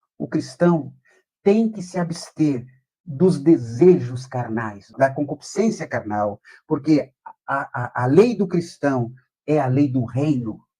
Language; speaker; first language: Portuguese; native; Portuguese